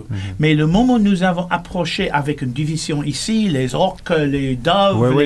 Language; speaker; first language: French; non-native, learner; English